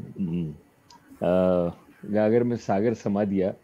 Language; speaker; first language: Hindi; native; Hindi